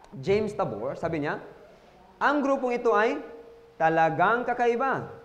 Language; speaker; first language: Filipino; non-native, local second language; Cebuano